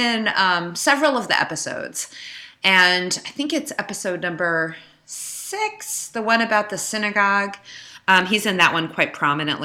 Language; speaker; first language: English; native; English